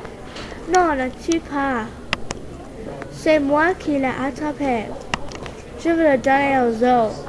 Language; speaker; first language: French; non-native, learner; English